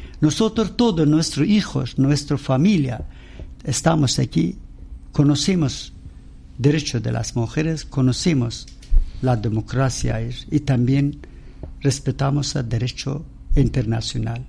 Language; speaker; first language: Spanish; non-native, learner; Persian